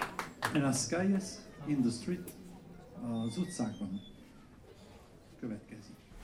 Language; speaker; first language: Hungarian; non-native, learner; French